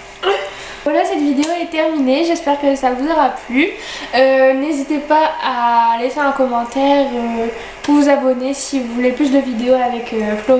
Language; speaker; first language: French; native; French